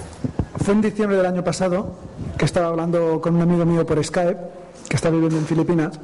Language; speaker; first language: Spanish; non-native, local second language; Catalan